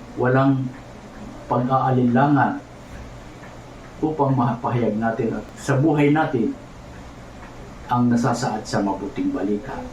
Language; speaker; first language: Filipino; native; Filipino